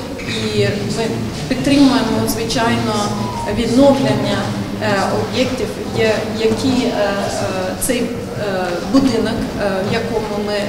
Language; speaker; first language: Ukrainian; non-native, learner; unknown